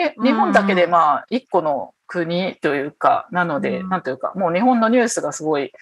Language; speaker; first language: Japanese; native; Japanese